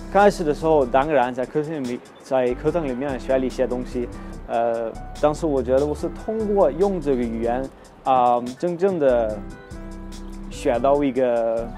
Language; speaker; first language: Chinese; non-native, fluent; Dutch